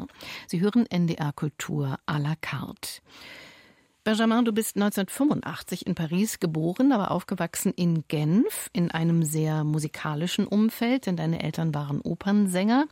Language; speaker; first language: German; native; German